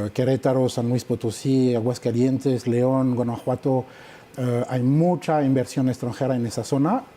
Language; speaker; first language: Spanish; non-native, fluent; French